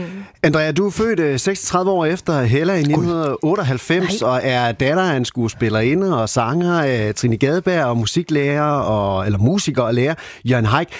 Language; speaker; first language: Danish; native; Danish